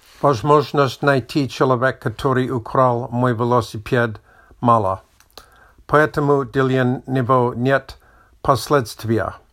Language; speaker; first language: Russian; non-native, learner; English